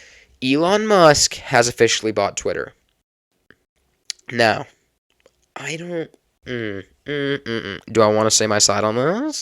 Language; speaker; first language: English; native; English